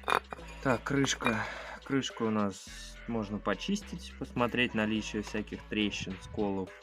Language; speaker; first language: Russian; native; Russian